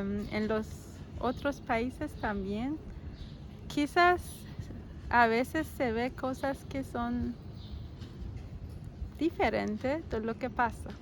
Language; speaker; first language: Spanish; non-native, learner; Persian